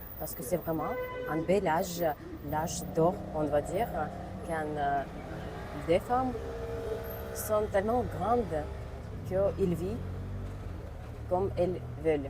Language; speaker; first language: French; non-native, learner; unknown